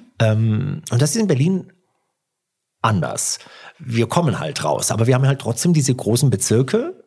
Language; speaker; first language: German; early bilingual, other home language; Italian